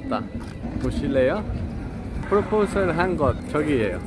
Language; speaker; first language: Korean; non-native, learner; Spanish